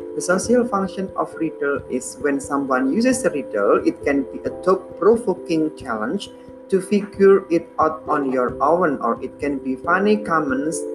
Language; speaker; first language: English; non-native, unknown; Indonesian